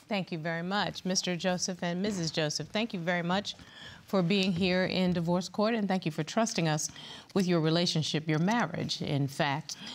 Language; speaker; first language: English; native; English